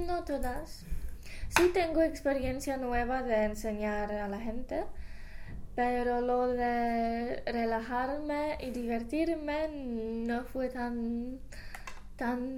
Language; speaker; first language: Spanish; non-native, fluent; English